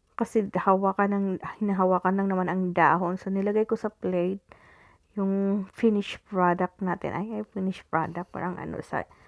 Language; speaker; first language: Filipino; non-native, local second language; Cebuano